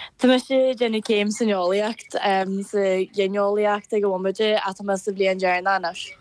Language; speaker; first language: Irish; native; Irish